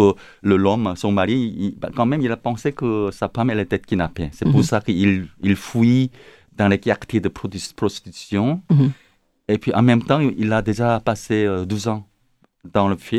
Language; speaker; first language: French; non-native, learner; Korean